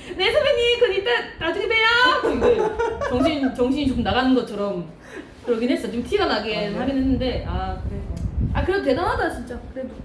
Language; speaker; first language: Korean; native; Korean